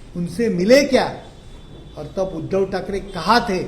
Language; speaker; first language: Hindi; non-native, local second language; Marathi